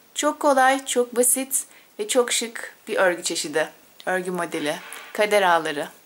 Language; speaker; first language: Turkish; native; Turkish